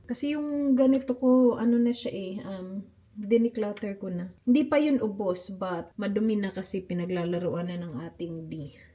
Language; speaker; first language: Filipino; native; Filipino